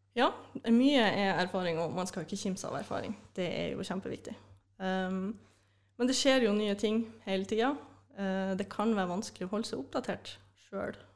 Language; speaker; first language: Norwegian; native; Norwegian